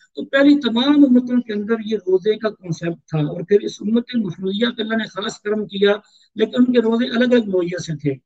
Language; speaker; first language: Urdu; native; Urdu